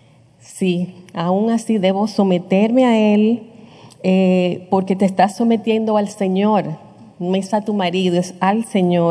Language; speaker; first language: Spanish; native; Spanish